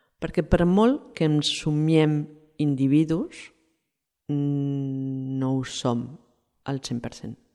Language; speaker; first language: Catalan; non-native, fluent; Spanish